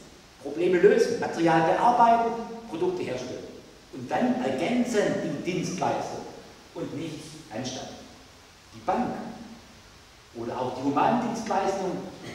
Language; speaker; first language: German; native; German